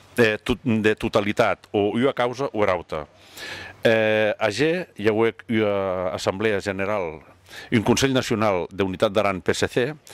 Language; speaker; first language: Catalan; non-native, local second language; Occitan